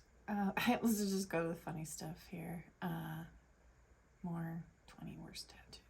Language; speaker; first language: English; native; English